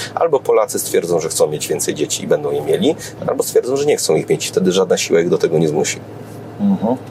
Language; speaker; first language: Polish; native; Polish